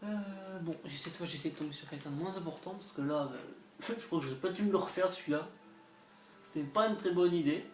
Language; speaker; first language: French; native; French